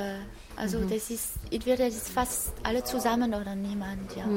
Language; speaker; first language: German; non-native, fluent; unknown